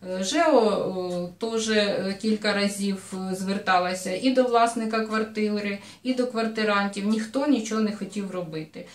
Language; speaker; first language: Ukrainian; native; Ukrainian